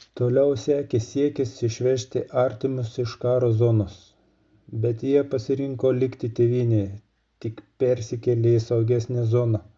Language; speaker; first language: Lithuanian; non-native, fluent; Russian